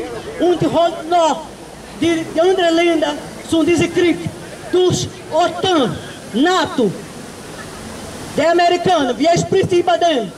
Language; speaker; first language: German; non-native, learner; Portuguese